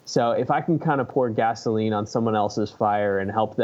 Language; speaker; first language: English; native; English